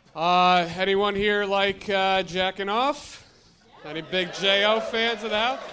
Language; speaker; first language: English; native; English